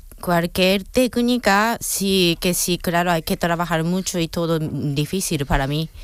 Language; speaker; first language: Spanish; non-native, fluent; Japanese